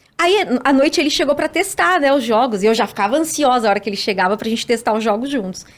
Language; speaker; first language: Portuguese; native; Portuguese